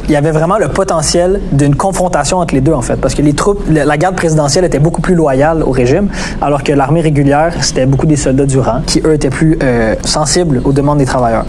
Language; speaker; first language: French; native; French